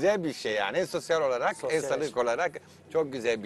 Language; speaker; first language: Turkish; non-native, learner; Italian